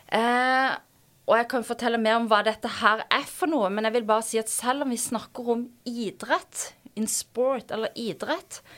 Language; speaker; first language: Norwegian; native; Norwegian